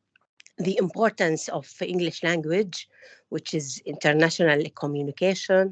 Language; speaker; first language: English; non-native, fluent; Arabic